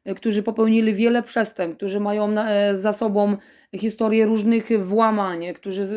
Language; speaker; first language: Polish; native; Polish